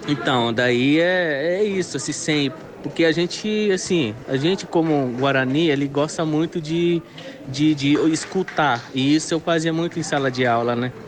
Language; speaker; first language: Portuguese; non-native, local second language; Guarani